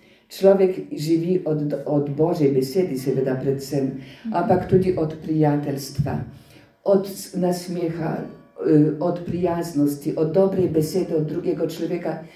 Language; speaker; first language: Slovenian; non-native, fluent; Polish